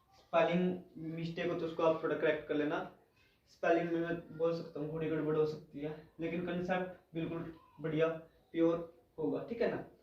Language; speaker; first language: Hindi; native; Hindi